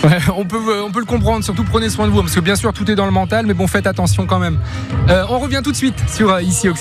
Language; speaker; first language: French; native; French